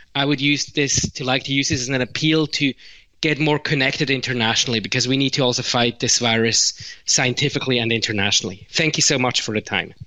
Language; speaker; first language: English; non-native, fluent; Swiss German